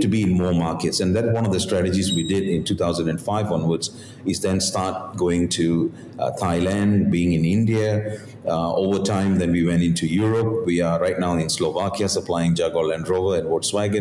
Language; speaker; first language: English; non-native, local second language; Tamil